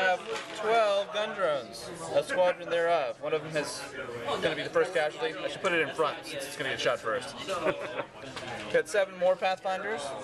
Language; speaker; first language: English; native; English